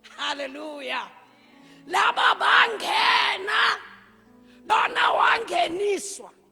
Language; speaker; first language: Zulu; non-native, local second language; Swati